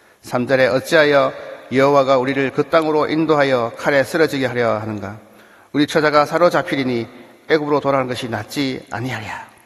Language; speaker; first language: Korean; native; Korean